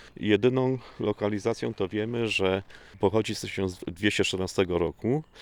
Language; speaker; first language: Polish; native; Polish